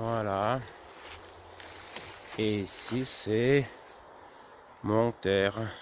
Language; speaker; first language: French; non-native, fluent; Russian